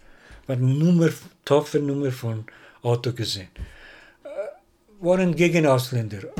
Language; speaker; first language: German; non-native, learner; Persian